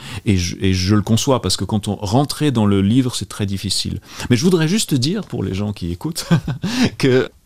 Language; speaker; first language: French; native; French